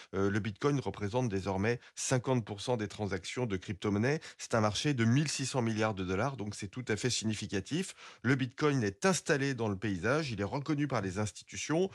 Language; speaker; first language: French; native; French